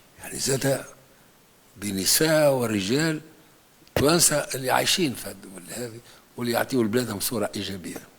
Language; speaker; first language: Arabic; native; Arabic